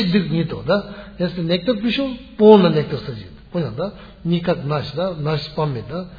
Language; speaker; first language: Russian; non-native, learner; Tibetan